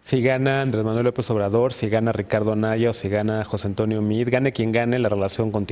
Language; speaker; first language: Spanish; native; Spanish